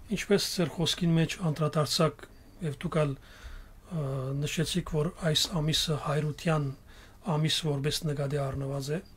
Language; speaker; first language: Armenian; native; Armenian